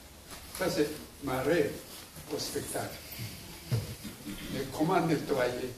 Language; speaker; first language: French; non-native, learner; Japanese